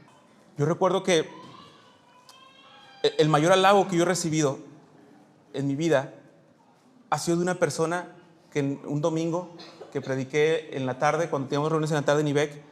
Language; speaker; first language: Spanish; native; Spanish